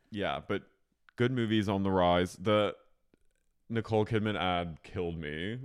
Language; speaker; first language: English; native; English